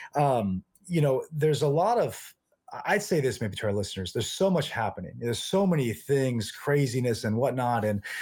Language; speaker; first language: English; native; English